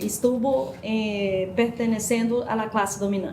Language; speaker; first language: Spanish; non-native, learner; Portuguese